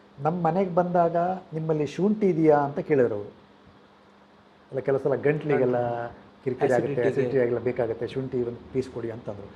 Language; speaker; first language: Kannada; native; Kannada